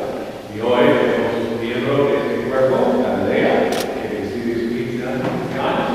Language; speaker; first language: Spanish; non-native, learner; English